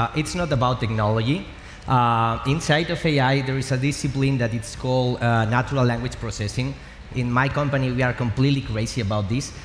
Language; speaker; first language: English; non-native, learner; Spanish